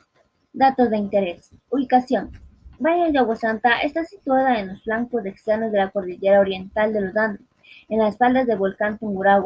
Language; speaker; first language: Spanish; native; Spanish